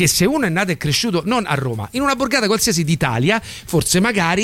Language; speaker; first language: Italian; native; Italian